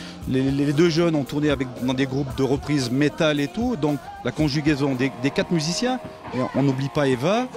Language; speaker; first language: French; native; French